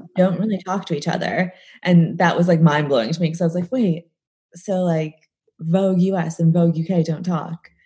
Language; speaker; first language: English; native; English